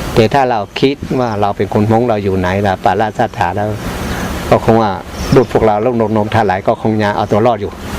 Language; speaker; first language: Thai; non-native, local second language; Hmong